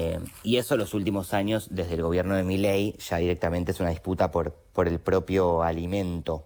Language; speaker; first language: Spanish; native; Spanish